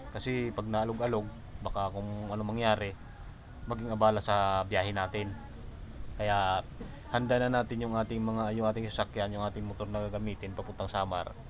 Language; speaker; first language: Filipino; non-native, local second language; Waray